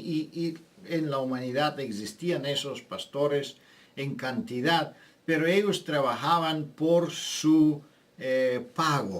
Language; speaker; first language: Spanish; non-native, fluent; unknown